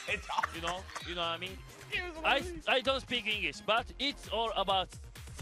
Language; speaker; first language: English; non-native, learner; Japanese